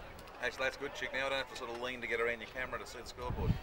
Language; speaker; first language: English; native; English